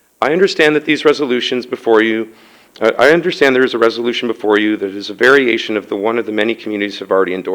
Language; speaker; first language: English; native; English